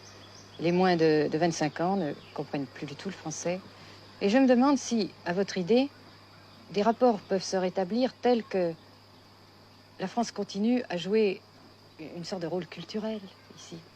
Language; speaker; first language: French; native; French